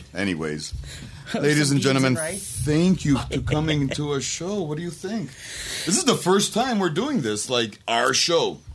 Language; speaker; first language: English; native; English